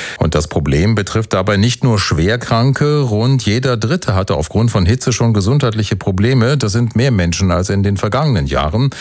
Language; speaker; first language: German; native; German